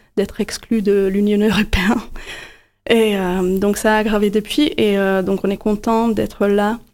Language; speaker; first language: French; non-native, fluent; Hungarian